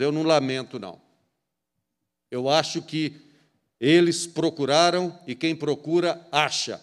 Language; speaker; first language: Portuguese; native; Portuguese